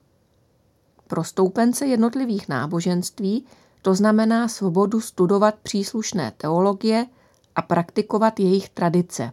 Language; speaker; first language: Czech; native; Czech